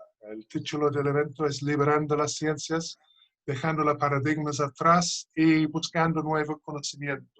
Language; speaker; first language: Spanish; non-native, fluent; English